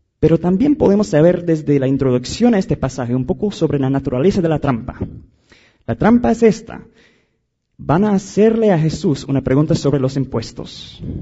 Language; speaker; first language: Spanish; non-native, fluent; English